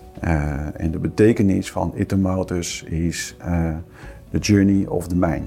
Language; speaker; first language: Dutch; non-native, fluent; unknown